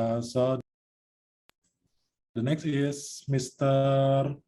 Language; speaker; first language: English; non-native, learner; Indonesian